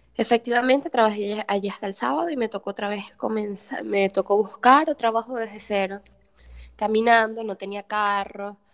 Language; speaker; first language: Spanish; native; Spanish